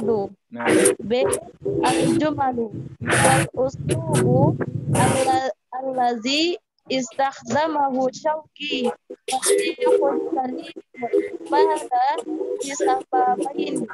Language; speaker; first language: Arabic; non-native, learner; Indonesian